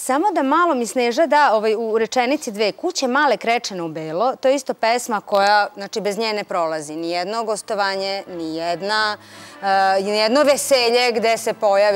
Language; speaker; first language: Serbian; native; Serbian